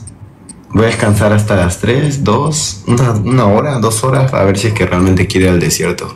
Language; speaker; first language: Spanish; native; Spanish